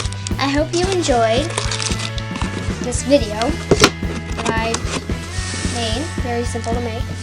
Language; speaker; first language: English; native; English